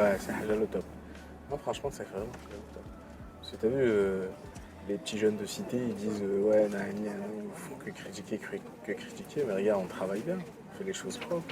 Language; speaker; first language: French; native; French